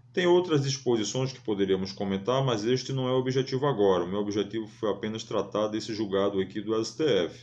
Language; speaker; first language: Portuguese; native; Portuguese